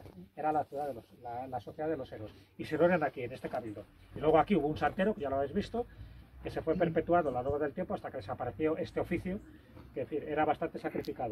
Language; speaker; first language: Spanish; native; Spanish